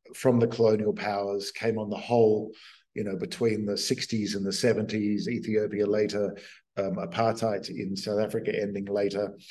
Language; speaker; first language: English; native; English